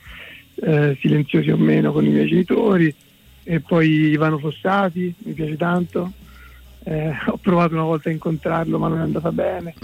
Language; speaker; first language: Italian; native; Italian